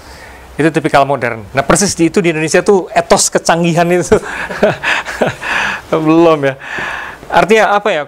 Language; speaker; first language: Indonesian; native; Indonesian